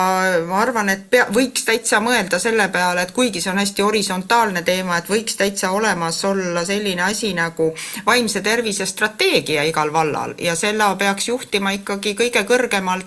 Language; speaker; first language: Estonian; native; Estonian